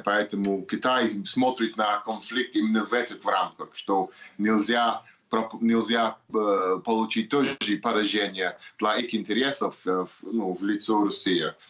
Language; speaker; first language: Russian; non-native, learner; English